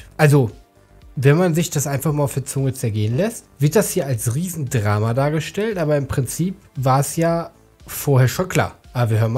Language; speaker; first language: German; native; German